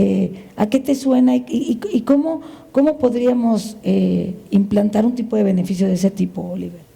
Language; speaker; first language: Spanish; native; Spanish